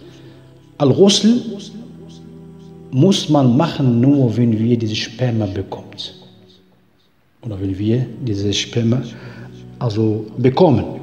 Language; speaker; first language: German; non-native, fluent; Arabic